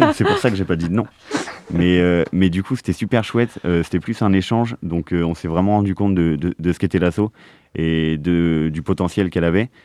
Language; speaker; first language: French; native; French